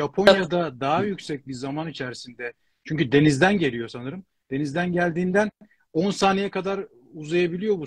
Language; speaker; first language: Turkish; native; Turkish